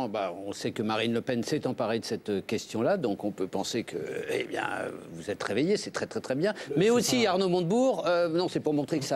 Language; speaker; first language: French; native; French